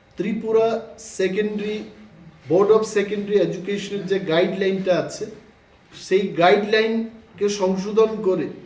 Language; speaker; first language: Bangla; non-native, local second language; Kok Borok